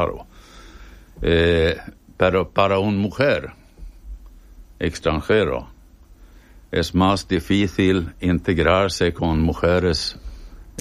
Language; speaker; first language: Spanish; non-native, fluent; Swedish